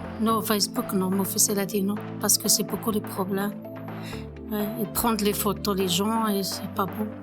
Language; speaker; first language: French; non-native, learner; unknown